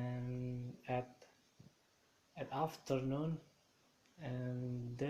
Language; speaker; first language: English; non-native, learner; Indonesian